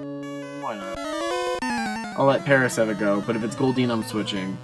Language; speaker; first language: English; native; English